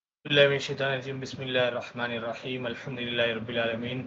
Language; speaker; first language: Arabic; non-native, fluent; Tamil